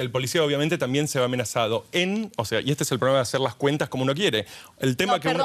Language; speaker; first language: Spanish; native; Spanish